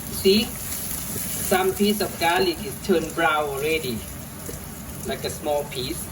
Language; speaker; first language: English; non-native, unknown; Thai